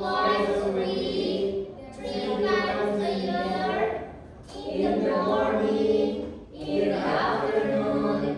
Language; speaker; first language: English; non-native, learner; Indonesian